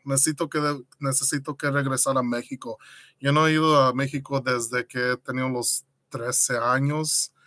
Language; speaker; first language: Spanish; early bilingual, other home language; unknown